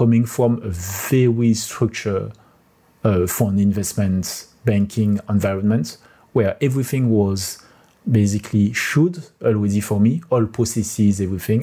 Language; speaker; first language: English; non-native, fluent; French